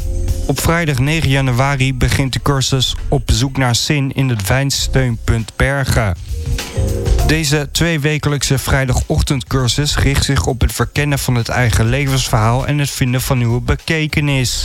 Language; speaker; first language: Dutch; native; Dutch